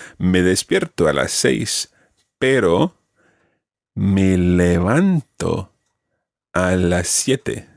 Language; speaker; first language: Spanish; non-native, fluent; English